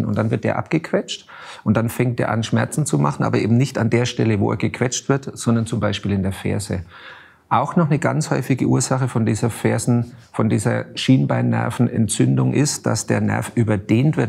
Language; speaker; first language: German; native; German